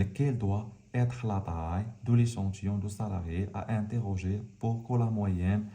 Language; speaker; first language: French; non-native, local second language; Arabic